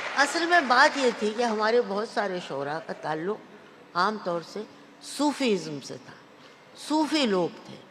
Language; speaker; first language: Urdu; native; Urdu